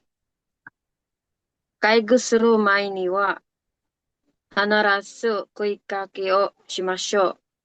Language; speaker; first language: Japanese; non-native, learner; Filipino